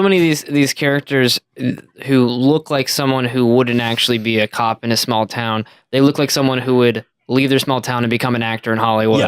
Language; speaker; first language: English; native; English